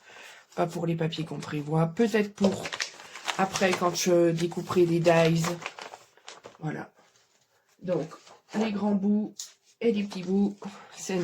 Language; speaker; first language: French; native; French